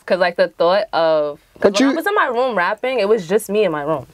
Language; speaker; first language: English; native; English